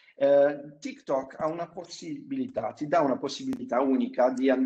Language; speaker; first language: Italian; non-native, fluent; English